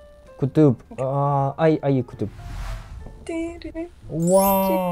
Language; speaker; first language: Arabic; non-native, learner; Japanese